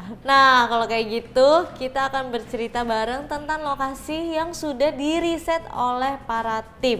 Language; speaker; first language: Indonesian; native; Indonesian